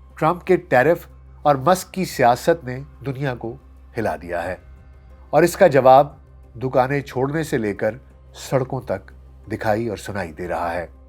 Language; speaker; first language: Urdu; native; Urdu